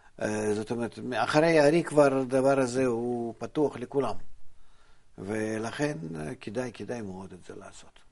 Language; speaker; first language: Hebrew; non-native, fluent; Russian